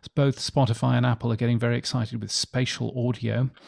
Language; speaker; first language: English; native; English